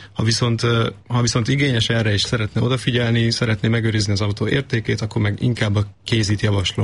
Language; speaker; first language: Hungarian; native; Hungarian